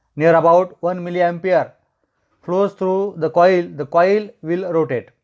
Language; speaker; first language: English; non-native, local second language; Marathi